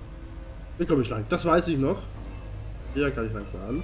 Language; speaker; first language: German; native; German